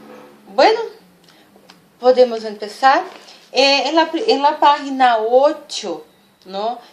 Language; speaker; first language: Spanish; non-native, fluent; Portuguese